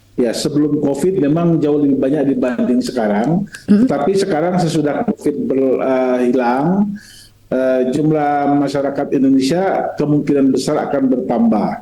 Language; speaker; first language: Indonesian; native; Indonesian